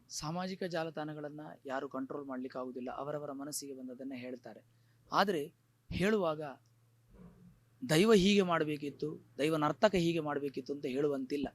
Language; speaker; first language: Kannada; non-native, local second language; Tulu